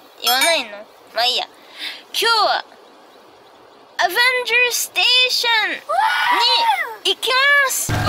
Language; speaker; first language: Japanese; early bilingual, heritage; Japanese